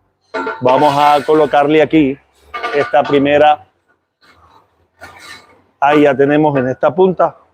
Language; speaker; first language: Spanish; native; Spanish